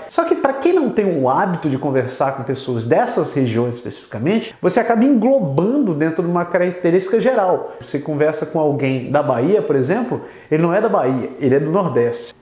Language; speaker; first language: Portuguese; native; Portuguese